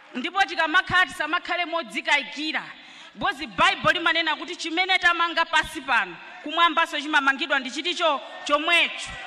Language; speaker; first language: Nyanja; native; Nyanja